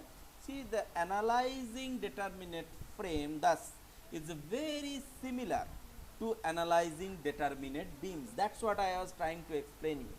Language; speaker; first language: English; non-native, local second language; Bangla